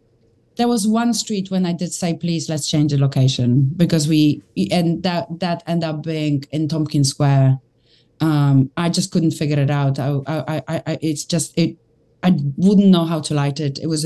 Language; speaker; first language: English; native; English